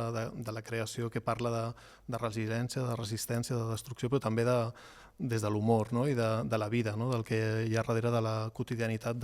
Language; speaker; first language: Catalan; native; Catalan